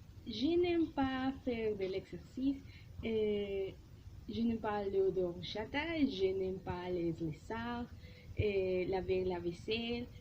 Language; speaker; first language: French; non-native, learner; Spanish